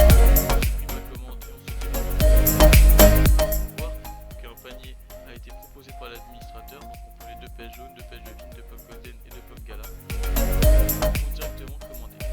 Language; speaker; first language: French; native; French